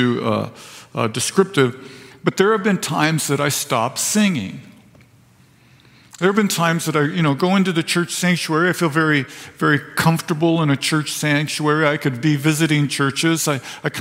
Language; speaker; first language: English; native; English